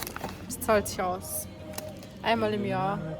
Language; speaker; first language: German; early bilingual, other home language; Bosnian